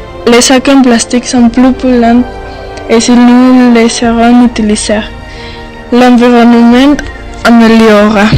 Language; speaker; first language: French; non-native, learner; Spanish